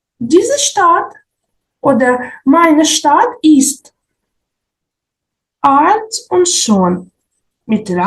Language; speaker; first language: German; non-native, fluent; Ukrainian